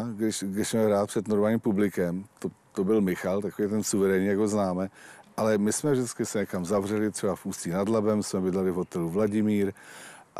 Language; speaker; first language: Czech; native; Czech